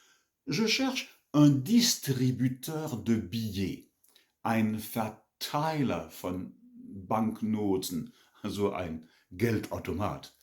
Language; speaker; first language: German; non-native, fluent; French